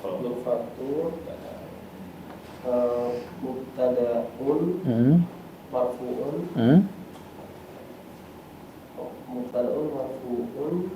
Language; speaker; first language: Arabic; non-native, learner; Indonesian